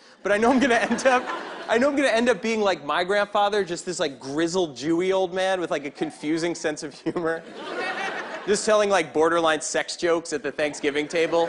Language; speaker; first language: English; native; English